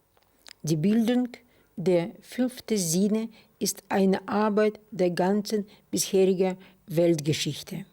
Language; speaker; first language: German; non-native, fluent; Russian